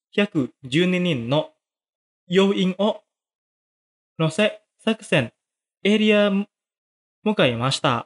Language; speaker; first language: Japanese; non-native, fluent; Indonesian